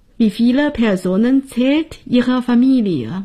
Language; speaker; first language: German; non-native, fluent; Chinese